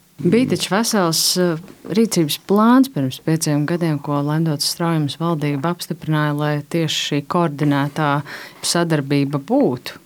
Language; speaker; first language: Latvian; native; Latvian